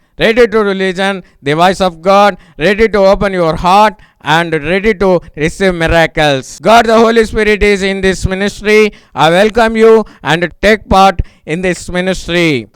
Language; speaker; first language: English; non-native, local second language; Telugu